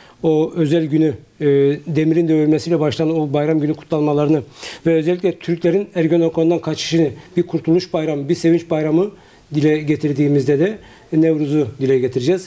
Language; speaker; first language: Turkish; native; Turkish